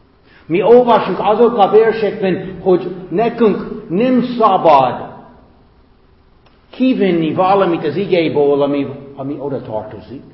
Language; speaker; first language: Hungarian; non-native, fluent; English